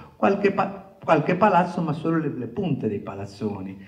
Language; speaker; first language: Italian; native; Italian